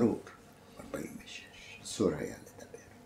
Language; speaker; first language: Hebrew; non-native, fluent; German